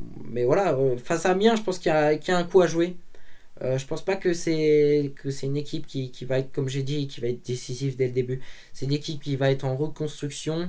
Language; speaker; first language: French; native; French